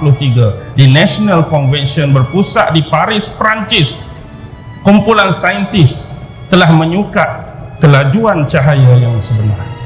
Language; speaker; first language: Malay; native; Malay